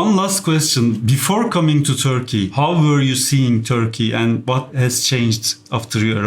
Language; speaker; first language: English; non-native, fluent; Turkish